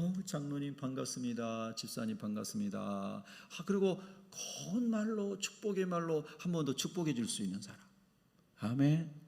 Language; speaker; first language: Korean; native; Korean